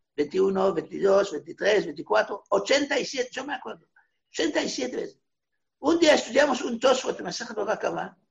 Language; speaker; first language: Spanish; non-native, fluent; Hebrew